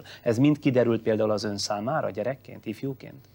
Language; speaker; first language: Hungarian; native; Hungarian